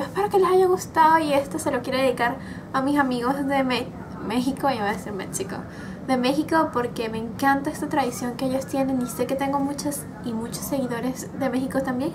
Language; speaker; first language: Spanish; native; Spanish